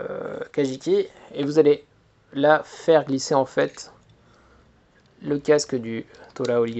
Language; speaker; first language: French; native; French